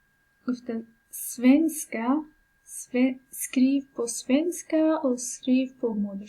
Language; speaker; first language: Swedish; non-native, learner; Persian